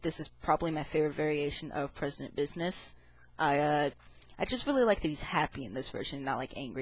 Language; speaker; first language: English; native; English